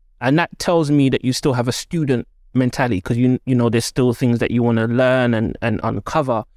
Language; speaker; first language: English; native; English